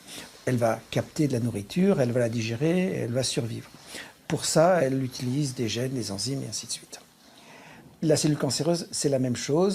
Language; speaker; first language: French; native; French